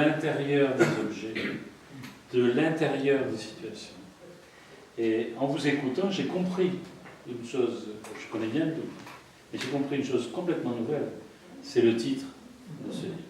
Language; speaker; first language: French; native; French